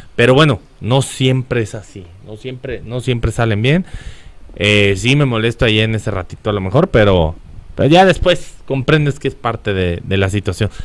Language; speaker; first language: Spanish; native; Spanish